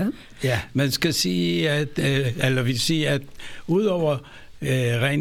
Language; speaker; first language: Danish; non-native, fluent; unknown